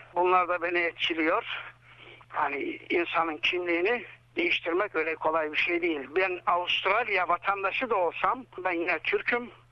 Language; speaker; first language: Turkish; native; Turkish